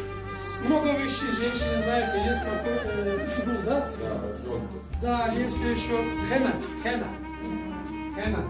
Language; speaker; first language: Russian; non-native, learner; Turkish